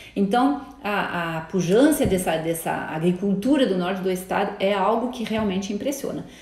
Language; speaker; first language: Portuguese; non-native, fluent; French